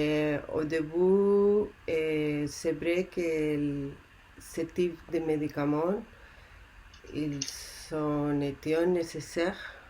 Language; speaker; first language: French; non-native, learner; Spanish